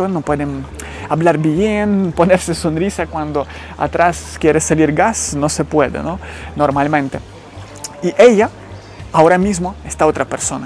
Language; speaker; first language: Spanish; non-native, fluent; Ukrainian